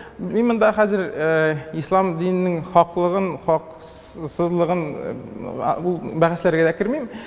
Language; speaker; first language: Tatar; native; Tatar